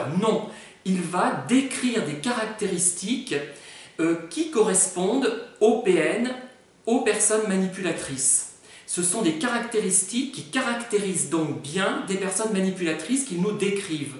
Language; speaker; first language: French; native; French